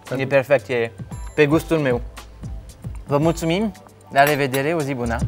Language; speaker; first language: Romanian; non-native, fluent; French